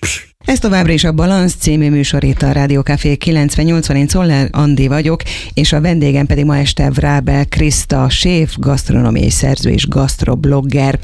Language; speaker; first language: Hungarian; native; Hungarian